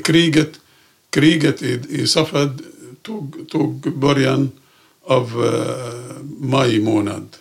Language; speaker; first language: Swedish; non-native, fluent; Arabic